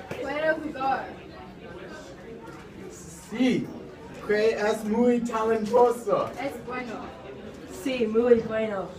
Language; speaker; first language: Spanish; non-native, learner; English